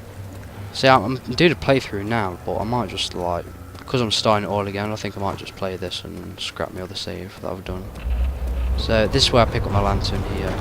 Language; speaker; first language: English; native; English